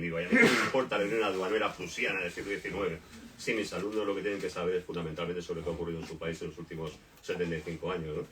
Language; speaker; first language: Spanish; native; Spanish